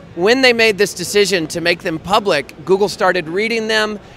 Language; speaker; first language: English; native; English